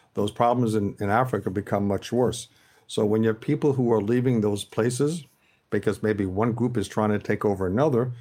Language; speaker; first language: English; native; English